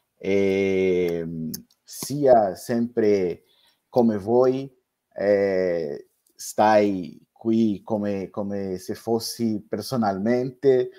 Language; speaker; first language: Italian; non-native, fluent; Portuguese